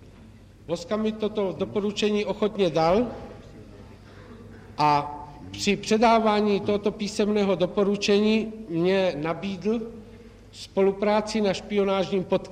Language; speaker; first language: Czech; native; Czech